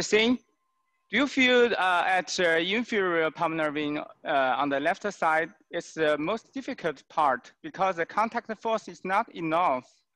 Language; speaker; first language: English; non-native, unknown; Chinese